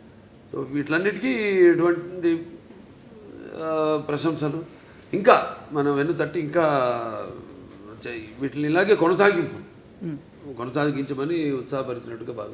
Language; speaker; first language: Telugu; native; Telugu